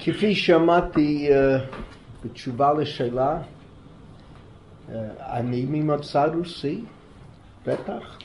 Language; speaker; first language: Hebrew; non-native, fluent; English